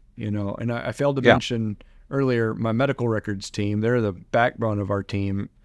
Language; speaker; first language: English; native; English